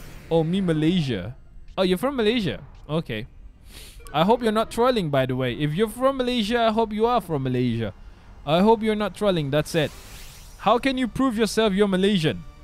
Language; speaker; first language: English; non-native, local second language; Malay